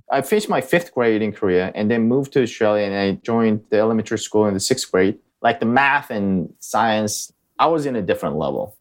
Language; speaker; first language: English; early bilingual, other home language; Korean